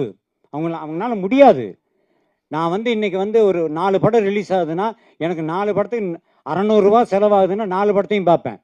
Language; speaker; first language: Tamil; native; Tamil